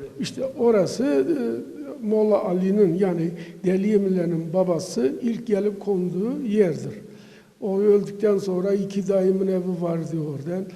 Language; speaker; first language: Turkish; native; Turkish